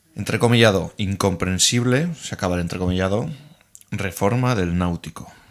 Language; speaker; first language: Spanish; non-native, local second language; Basque